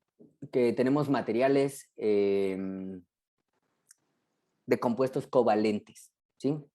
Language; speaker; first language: Spanish; native; Spanish